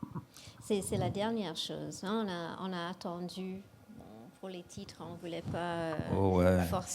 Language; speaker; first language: French; non-native, local second language; English